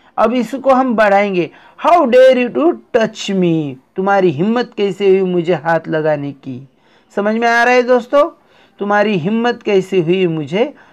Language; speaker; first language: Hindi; non-native, local second language; Marathi